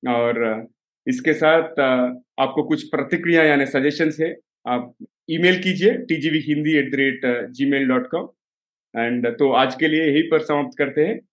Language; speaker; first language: Hindi; non-native, local second language; Telugu